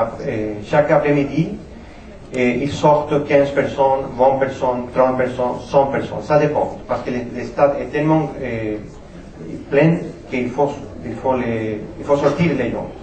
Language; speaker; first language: French; non-native, fluent; Spanish